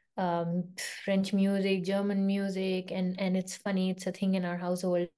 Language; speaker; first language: English; non-native, local second language; Hindi